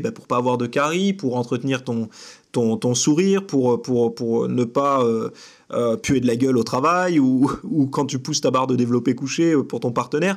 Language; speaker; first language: French; native; French